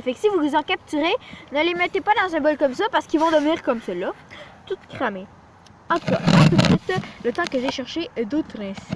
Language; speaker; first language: French; native; French